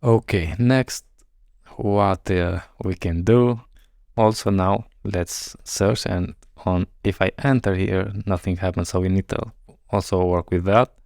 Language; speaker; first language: English; non-native, fluent; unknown